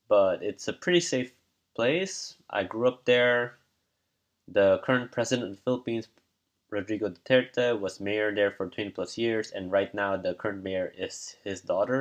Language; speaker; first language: English; non-native, local second language; Cebuano